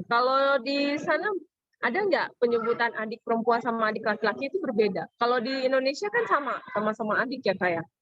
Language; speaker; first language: Indonesian; native; Indonesian